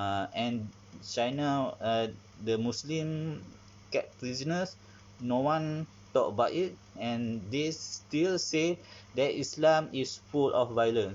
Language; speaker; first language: English; non-native, learner; Malay